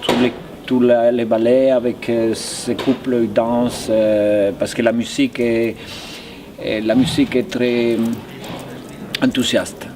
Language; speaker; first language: French; non-native, fluent; Spanish